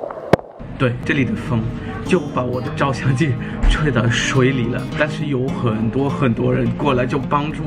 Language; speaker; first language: Chinese; non-native, fluent; German